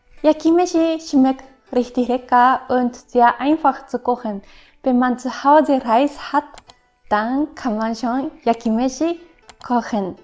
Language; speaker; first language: German; non-native, learner; Japanese